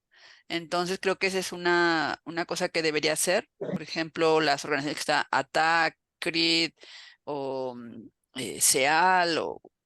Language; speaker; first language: Spanish; native; Spanish